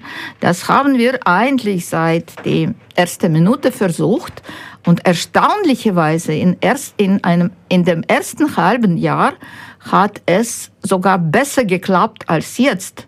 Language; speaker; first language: German; non-native, fluent; Ukrainian